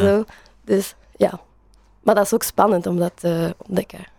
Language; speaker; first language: Dutch; non-native, learner; French